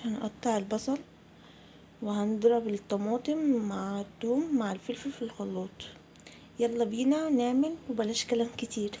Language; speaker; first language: Arabic; native; Arabic